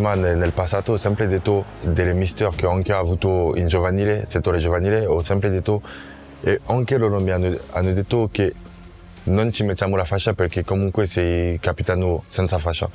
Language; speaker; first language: Italian; non-native, fluent; French